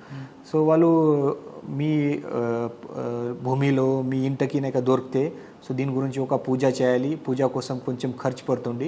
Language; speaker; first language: Telugu; non-native, learner; Marathi